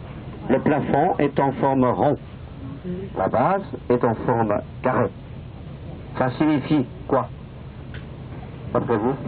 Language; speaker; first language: French; non-native, fluent; Chinese